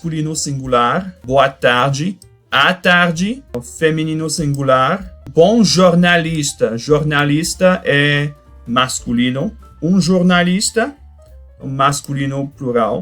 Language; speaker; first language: Portuguese; non-native, fluent; French